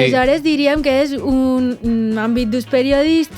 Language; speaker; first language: Catalan; native; Catalan